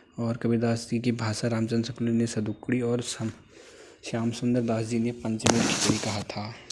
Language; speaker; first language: Hindi; native; Hindi